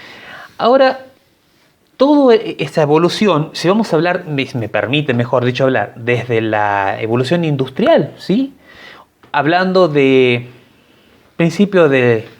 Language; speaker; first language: Spanish; native; Spanish